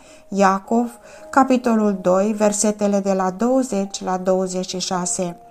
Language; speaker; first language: Romanian; native; Romanian